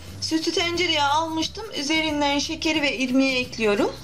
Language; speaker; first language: Turkish; native; Turkish